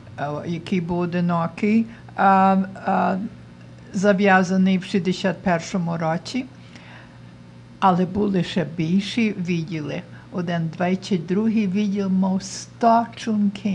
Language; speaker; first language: Ukrainian; early bilingual, heritage; Ukrainian